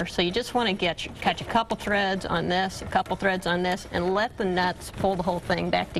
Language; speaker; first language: English; native; English